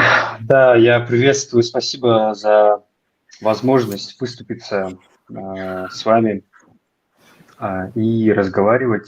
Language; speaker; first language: Russian; non-native, local second language; Tajik